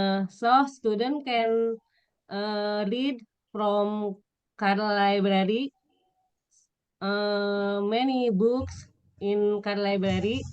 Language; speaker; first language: English; non-native, learner; Indonesian